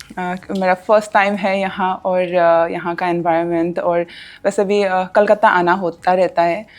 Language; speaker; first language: Hindi; non-native, local second language; Assamese